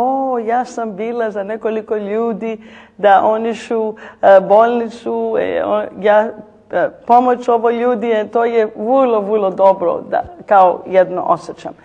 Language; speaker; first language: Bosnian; non-native, learner; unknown